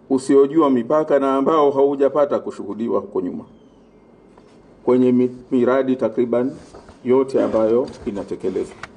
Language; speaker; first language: Swahili; native; Swahili